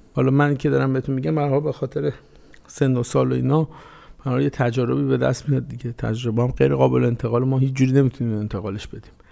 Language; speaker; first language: Persian; native; Persian